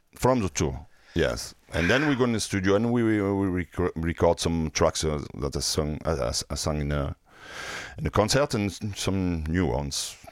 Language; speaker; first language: English; non-native, fluent; French